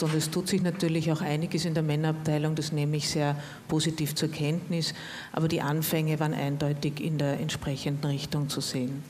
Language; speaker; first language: German; native; German